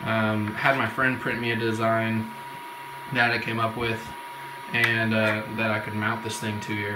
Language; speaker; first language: English; native; English